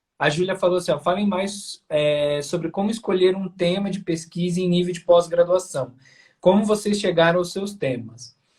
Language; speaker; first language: Portuguese; native; Portuguese